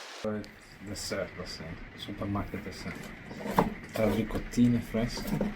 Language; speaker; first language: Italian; native; Italian